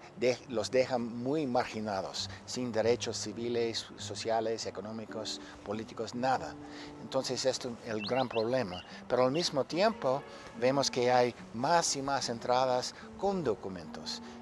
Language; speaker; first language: Spanish; non-native, fluent; English